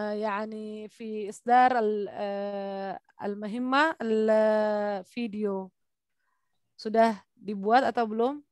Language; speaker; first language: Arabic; non-native, fluent; Indonesian